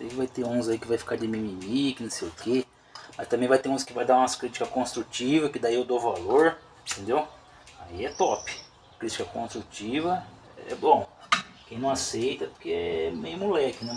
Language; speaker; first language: Portuguese; native; Portuguese